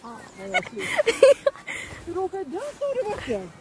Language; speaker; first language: Swedish; native; Swedish